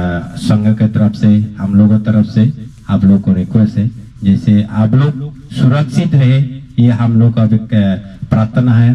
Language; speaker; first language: Hindi; non-native, local second language; Chakma